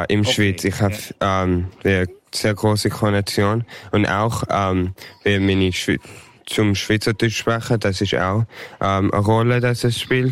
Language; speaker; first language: German; early bilingual, heritage; English